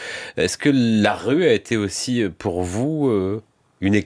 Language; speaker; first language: French; native; French